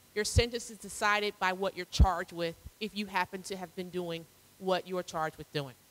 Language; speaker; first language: English; native; English